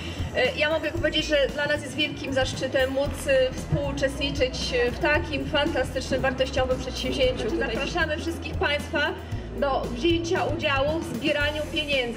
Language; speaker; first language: Polish; native; Polish